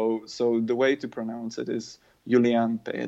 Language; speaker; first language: English; non-native, fluent; German